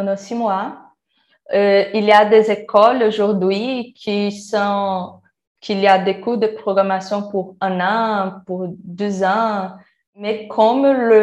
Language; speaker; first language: French; non-native, learner; Portuguese